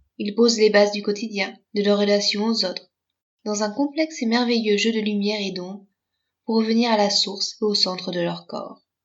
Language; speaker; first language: French; native; French